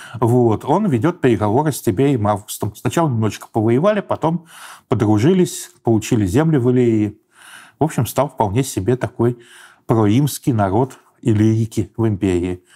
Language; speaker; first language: Russian; native; Russian